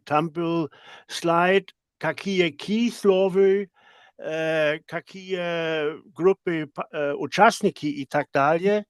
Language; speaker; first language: Russian; non-native, learner; German